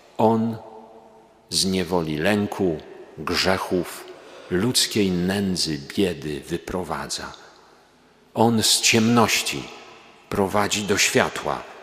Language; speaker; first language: Polish; native; Polish